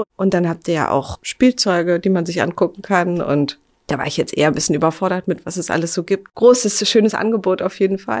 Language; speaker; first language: German; native; German